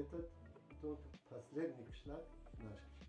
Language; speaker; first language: Russian; non-native, local second language; Tajik